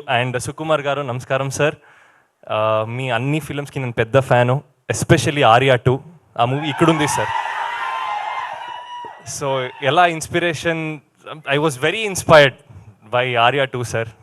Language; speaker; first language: Telugu; non-native, learner; Kannada